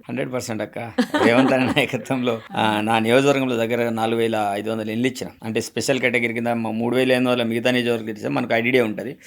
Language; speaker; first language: Telugu; non-native, local second language; Gondi